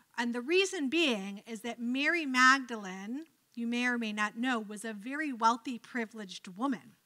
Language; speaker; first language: English; native; English